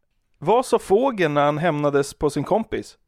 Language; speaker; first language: Swedish; native; Swedish